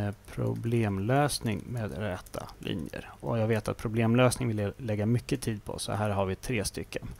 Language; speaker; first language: Swedish; native; Swedish